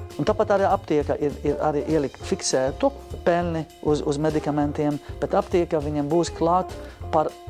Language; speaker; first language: Latvian; non-native, fluent; Arabic